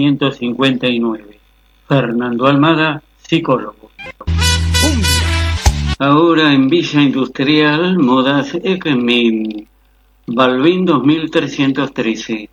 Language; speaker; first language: Spanish; native; Spanish